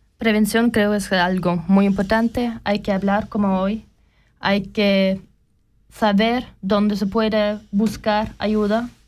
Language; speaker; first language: Spanish; non-native, learner; German